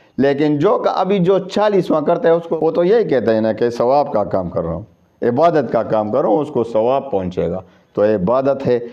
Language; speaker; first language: Urdu; non-native, local second language; Pashto